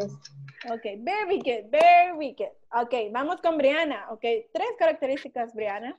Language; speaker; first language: English; non-native, learner; Spanish